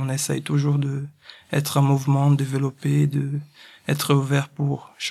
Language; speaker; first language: French; non-native, fluent; Portuguese